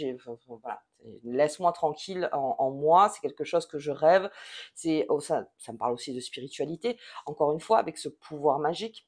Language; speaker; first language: French; native; French